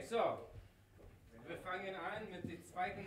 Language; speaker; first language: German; non-native, learner; Spanish